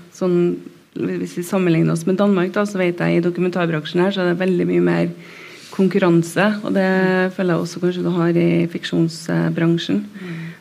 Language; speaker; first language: Norwegian; native; Norwegian